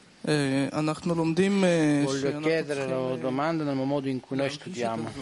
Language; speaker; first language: Italian; non-native, learner; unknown